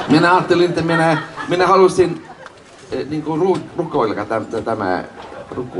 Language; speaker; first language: Finnish; non-native, learner; Swedish